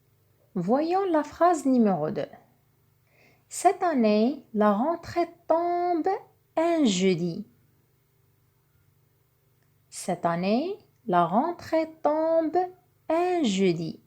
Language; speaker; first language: French; non-native, local second language; Arabic